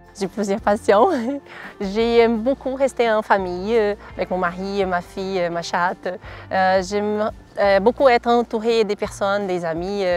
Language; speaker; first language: French; non-native, fluent; Portuguese